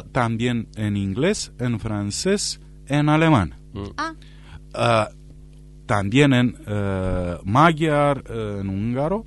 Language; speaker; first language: Spanish; non-native, fluent; Romanian